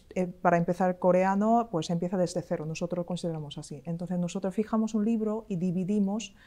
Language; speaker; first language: Spanish; non-native, fluent; Korean